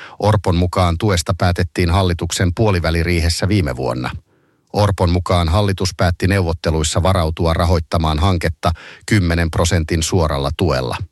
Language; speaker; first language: Finnish; native; Finnish